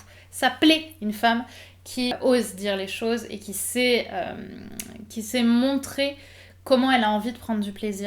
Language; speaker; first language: French; native; French